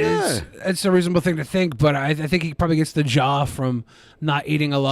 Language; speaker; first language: English; native; English